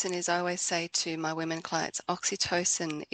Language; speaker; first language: English; native; English